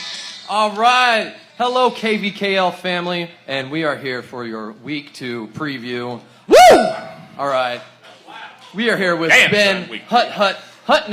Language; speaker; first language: English; native; English